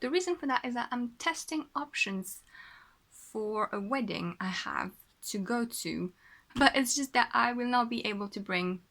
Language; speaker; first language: English; non-native, fluent; French